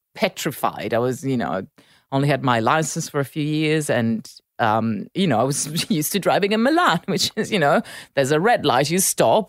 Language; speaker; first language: English; non-native, fluent; Italian